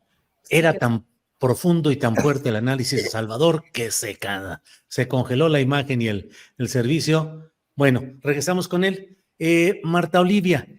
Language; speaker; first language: Spanish; native; Spanish